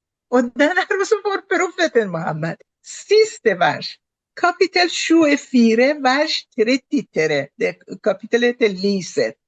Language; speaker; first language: Norwegian; non-native, fluent; Persian